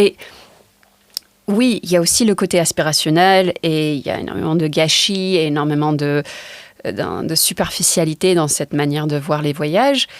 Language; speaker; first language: French; non-native, fluent; English